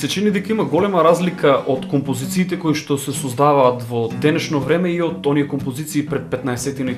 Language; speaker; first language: Macedonian; native; Macedonian